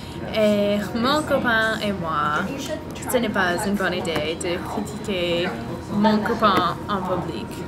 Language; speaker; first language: French; non-native, learner; English